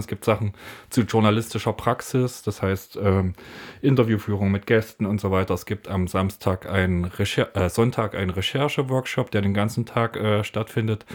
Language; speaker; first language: German; native; German